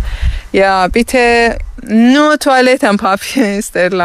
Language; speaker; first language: German; non-native, learner; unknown